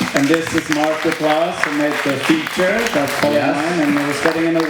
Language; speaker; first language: English; non-native, fluent; Faroese